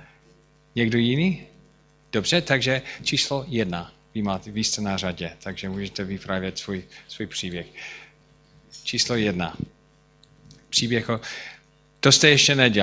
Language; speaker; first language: Czech; non-native, fluent; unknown